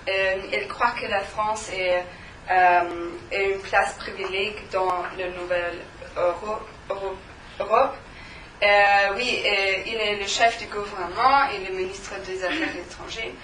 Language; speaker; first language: French; non-native, learner; German